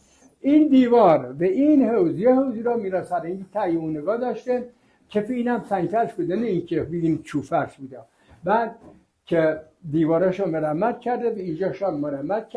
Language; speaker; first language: Persian; native; Persian